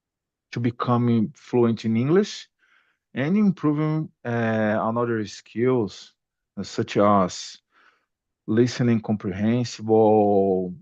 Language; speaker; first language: English; non-native, learner; Portuguese